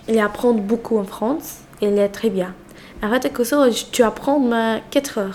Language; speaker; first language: French; non-native, learner; Albanian